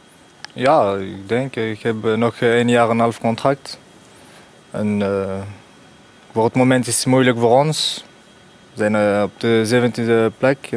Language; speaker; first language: Dutch; non-native, fluent; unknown